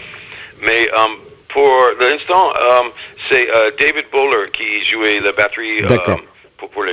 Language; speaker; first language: French; non-native, learner; English